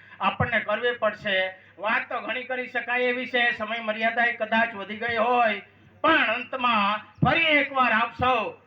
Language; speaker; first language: Gujarati; non-native, local second language; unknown